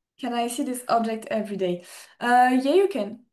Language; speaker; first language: English; non-native, fluent; French